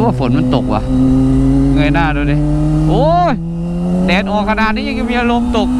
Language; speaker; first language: Thai; native; Thai